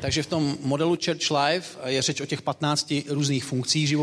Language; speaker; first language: Czech; native; Czech